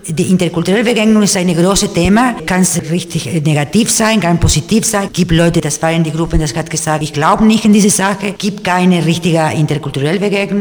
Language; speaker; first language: German; non-native, learner; Spanish